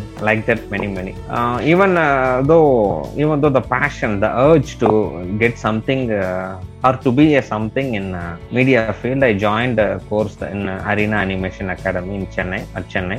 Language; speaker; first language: English; non-native, local second language; Tamil